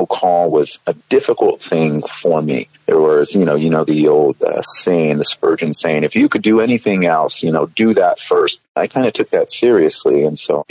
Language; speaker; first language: English; native; English